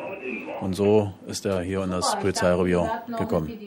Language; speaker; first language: German; native; German